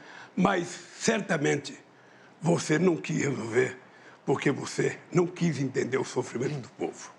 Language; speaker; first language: Portuguese; native; Portuguese